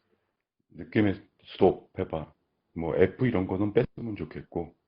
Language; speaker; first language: Korean; native; Korean